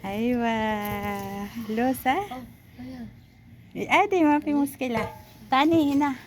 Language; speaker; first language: Arabic; non-native, learner; Filipino